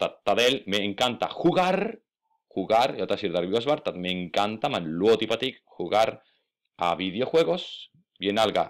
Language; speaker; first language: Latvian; non-native, fluent; Spanish